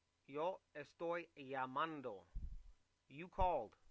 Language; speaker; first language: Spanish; non-native, fluent; English